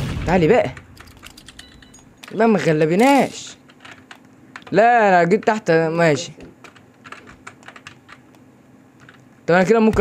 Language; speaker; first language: Arabic; native; Arabic